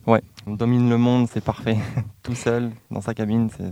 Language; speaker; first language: French; native; French